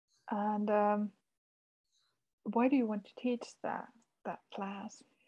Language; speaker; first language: English; non-native, fluent; Finnish